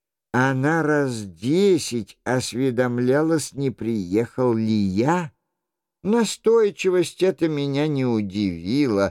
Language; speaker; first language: Russian; native; Russian